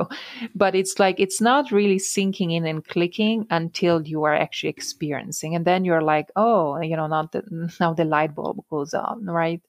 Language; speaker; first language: English; non-native, fluent; Italian